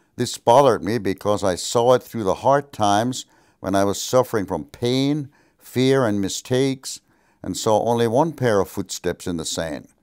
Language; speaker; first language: English; early bilingual, other home language; German